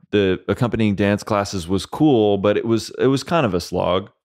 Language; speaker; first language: English; early bilingual, other home language; Swedish